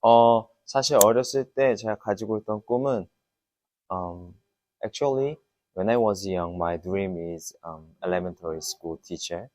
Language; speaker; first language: English; non-native, learner; Korean